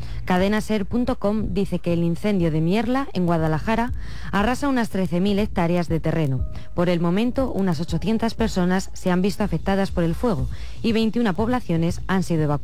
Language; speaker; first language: Spanish; native; Spanish